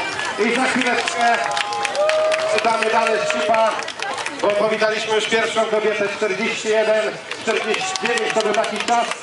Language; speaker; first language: Polish; native; Polish